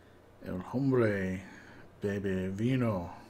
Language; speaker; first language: Spanish; non-native, learner; English